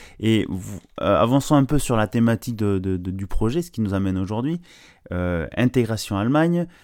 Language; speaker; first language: French; native; French